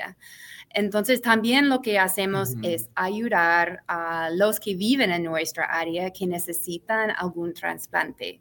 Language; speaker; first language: Spanish; non-native, fluent; English